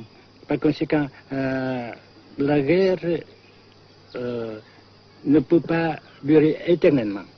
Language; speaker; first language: French; non-native, fluent; Vietnamese